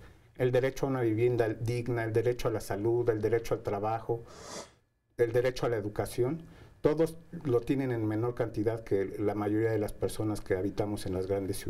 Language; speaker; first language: Spanish; native; Spanish